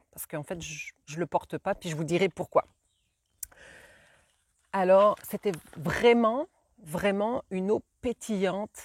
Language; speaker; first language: French; native; French